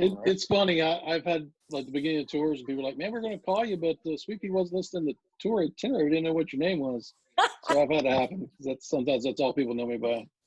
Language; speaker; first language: English; native; English